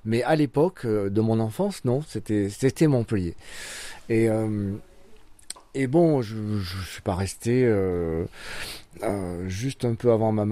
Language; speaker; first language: French; native; French